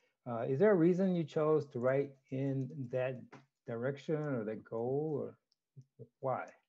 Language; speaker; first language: English; native; English